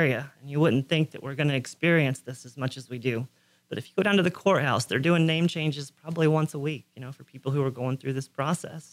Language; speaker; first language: English; native; English